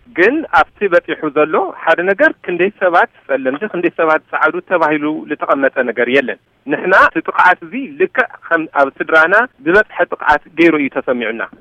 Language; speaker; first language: Tigrinya; native; Tigrinya